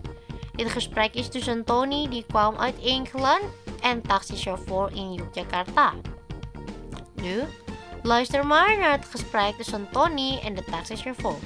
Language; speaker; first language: Dutch; non-native, fluent; Indonesian